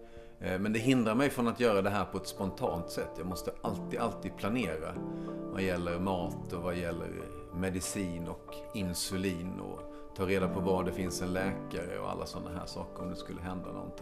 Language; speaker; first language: Swedish; native; Swedish